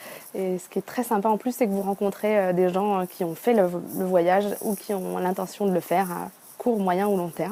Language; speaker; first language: French; native; French